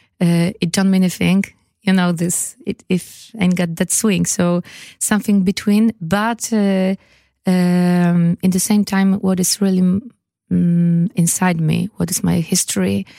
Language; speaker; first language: English; non-native, learner; Polish